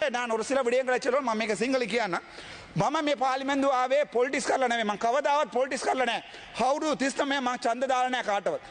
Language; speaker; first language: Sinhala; non-native, local second language; Tamil